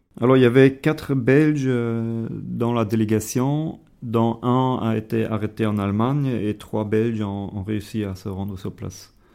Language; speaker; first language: French; non-native, fluent; German